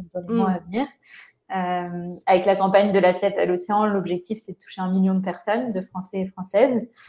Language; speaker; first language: French; native; French